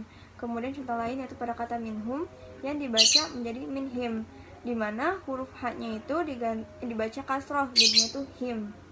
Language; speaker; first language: Indonesian; native; Indonesian